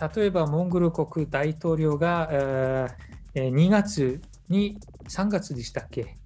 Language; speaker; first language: Japanese; non-native, fluent; Mongolian